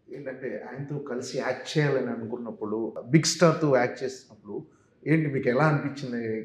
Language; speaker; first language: Telugu; native; Telugu